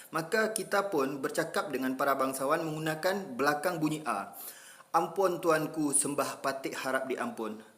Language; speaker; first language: Malay; native; Malay